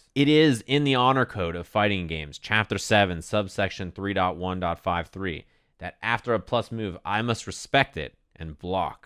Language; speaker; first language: English; native; English